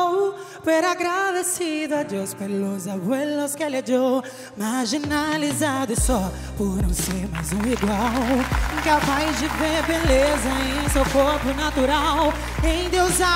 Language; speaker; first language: Spanish; non-native, fluent; Portuguese